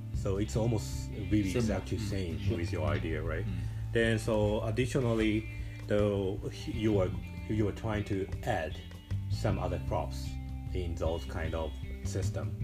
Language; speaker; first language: English; non-native, fluent; Japanese